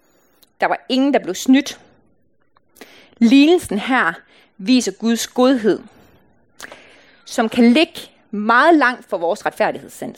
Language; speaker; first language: Danish; native; Danish